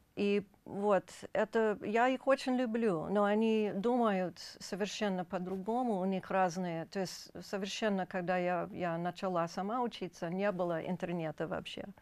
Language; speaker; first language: Russian; non-native, fluent; English